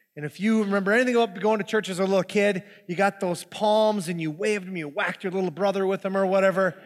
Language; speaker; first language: English; native; English